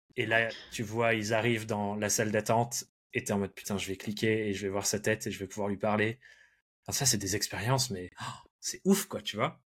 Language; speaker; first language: French; early bilingual, other home language; English